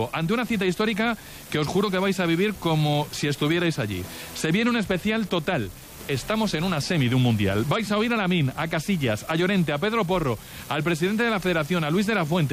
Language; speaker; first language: Spanish; native; Spanish